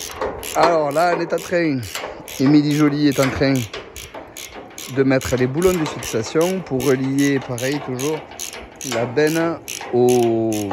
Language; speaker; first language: French; native; French